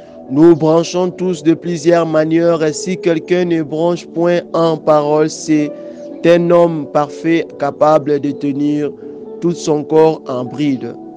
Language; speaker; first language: French; non-native, local second language; Lingala